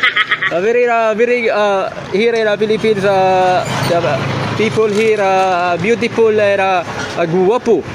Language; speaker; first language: English; non-native, local second language; Cebuano